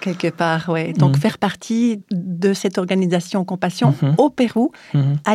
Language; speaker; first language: French; native; French